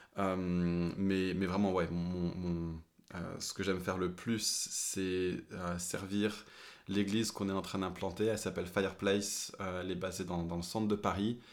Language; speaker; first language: French; early bilingual, other home language; English